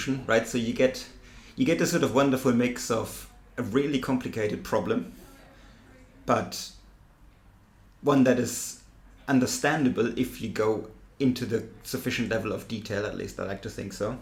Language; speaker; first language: English; non-native, fluent; German